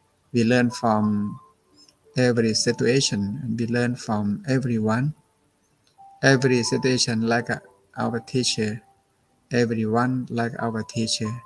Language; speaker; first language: English; non-native, learner; Thai